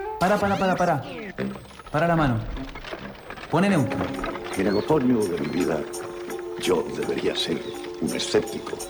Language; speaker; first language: Spanish; native; Spanish